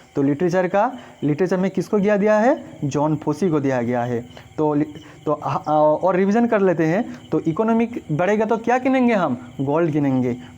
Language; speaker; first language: Hindi; non-native, local second language; Bangla